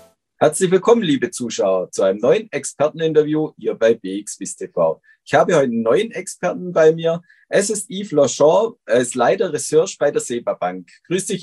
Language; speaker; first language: German; native; German